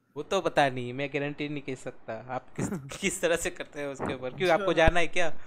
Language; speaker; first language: Hindi; non-native, local second language; Gujarati